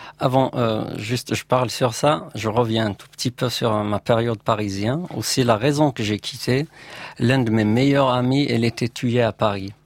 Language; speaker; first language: French; non-native, local second language; Kabyle